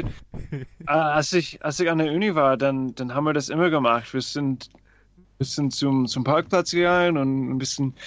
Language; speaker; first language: German; non-native, fluent; English